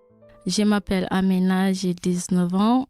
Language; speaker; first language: French; non-native, learner; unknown